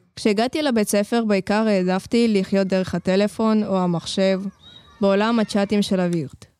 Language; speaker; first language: Hebrew; native; Hebrew